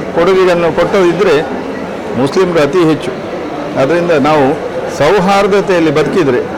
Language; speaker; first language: Kannada; native; Kannada